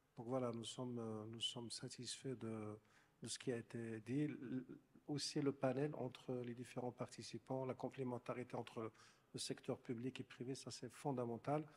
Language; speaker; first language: French; non-native, local second language; Arabic